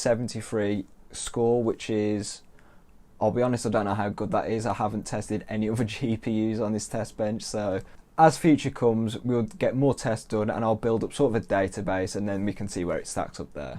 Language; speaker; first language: English; native; English